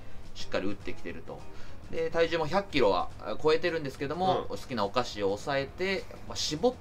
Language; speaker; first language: Japanese; native; Japanese